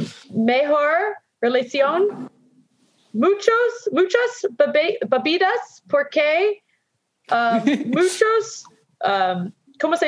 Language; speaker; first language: Spanish; non-native, learner; English